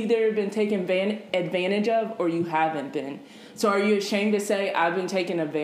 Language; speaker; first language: English; native; English